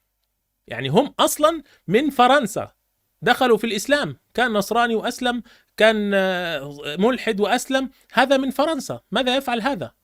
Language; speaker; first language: Arabic; native; Arabic